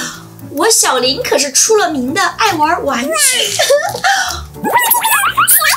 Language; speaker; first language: Chinese; native; Chinese